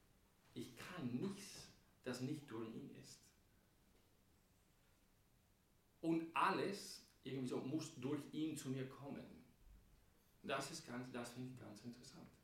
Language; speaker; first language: German; non-native, fluent; English